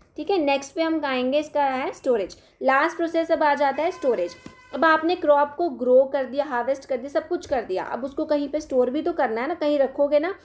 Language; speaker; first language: Hindi; non-native, local second language; Dogri